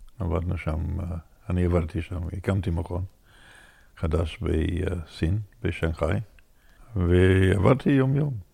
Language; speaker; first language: Hebrew; non-native, fluent; English